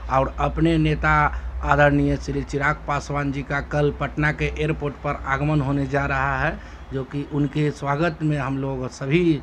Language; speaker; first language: Hindi; native; Hindi